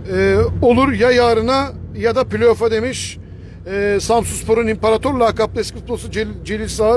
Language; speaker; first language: Turkish; native; Turkish